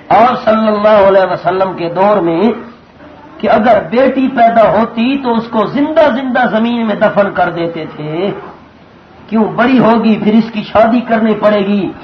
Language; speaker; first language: Urdu; non-native, local second language; Pashto